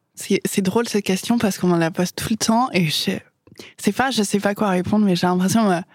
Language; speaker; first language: French; non-native, fluent; English